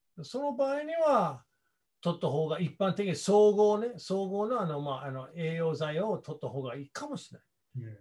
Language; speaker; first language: Japanese; non-native, fluent; English